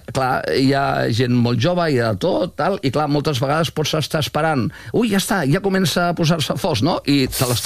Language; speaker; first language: Catalan; native; Catalan